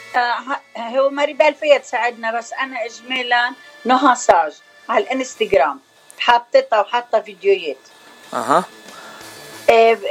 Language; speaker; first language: Arabic; native; Arabic